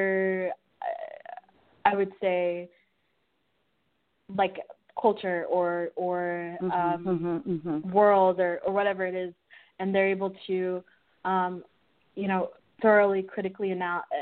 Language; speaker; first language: English; native; English